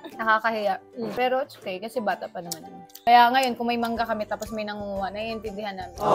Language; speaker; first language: Filipino; non-native, local second language; Cebuano